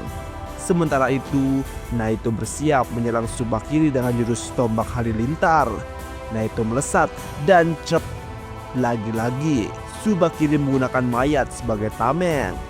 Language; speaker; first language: Indonesian; native; Indonesian